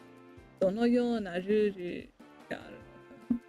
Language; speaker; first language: Japanese; non-native, learner; English